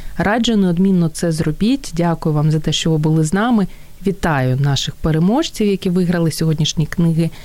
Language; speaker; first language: Ukrainian; native; Ukrainian